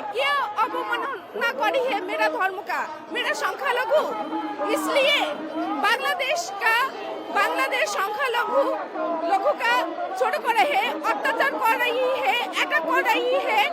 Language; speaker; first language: Hindi; non-native, local second language; Bangla